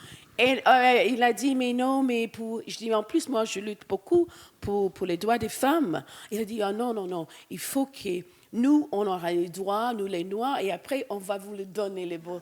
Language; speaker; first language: French; non-native, fluent; English